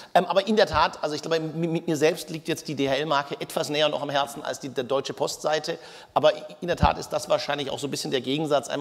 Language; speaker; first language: German; native; German